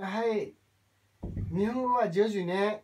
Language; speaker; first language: Japanese; non-native, learner; Nepali